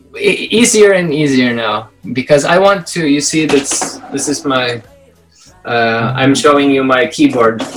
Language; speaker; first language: English; non-native, fluent; Belarusian